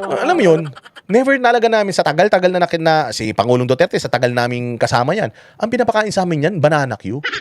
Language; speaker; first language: Filipino; non-native, local second language; Iloko